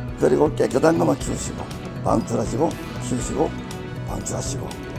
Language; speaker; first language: Korean; native; Korean